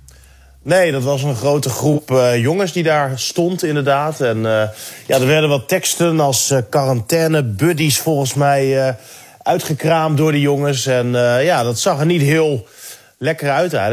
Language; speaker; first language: Dutch; native; Dutch